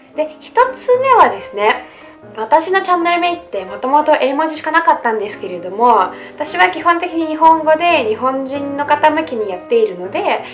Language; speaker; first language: Japanese; non-native, fluent; Russian